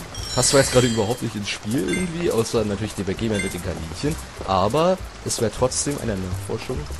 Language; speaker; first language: German; native; German